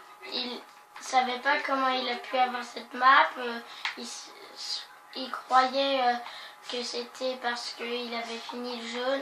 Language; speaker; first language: French; native; French